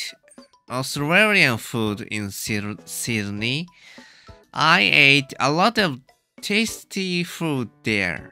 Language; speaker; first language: English; non-native, learner; Japanese